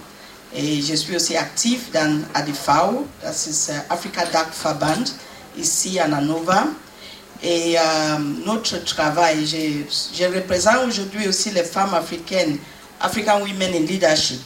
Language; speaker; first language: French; non-native, learner; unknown